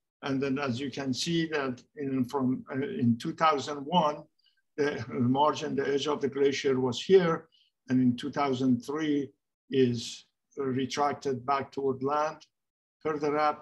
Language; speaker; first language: English; non-native, fluent; Persian